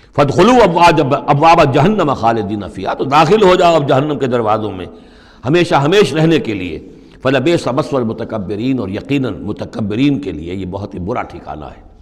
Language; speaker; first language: Urdu; native; Urdu